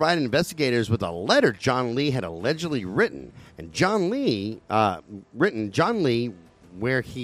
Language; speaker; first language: English; native; English